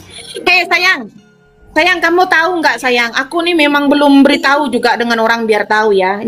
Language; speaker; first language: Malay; non-native, local second language; Madurese